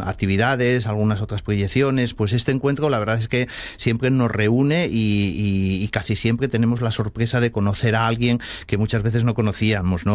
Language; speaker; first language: Spanish; native; Spanish